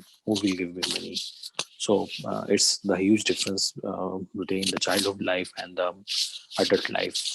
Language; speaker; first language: English; non-native, learner; Urdu